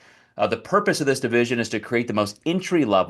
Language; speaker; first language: English; native; English